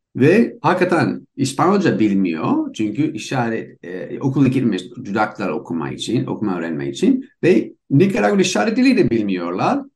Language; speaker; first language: Turkish; non-native, fluent; English